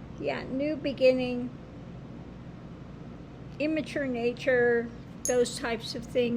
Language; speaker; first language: English; native; English